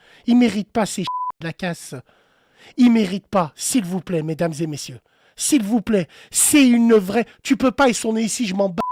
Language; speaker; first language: French; native; French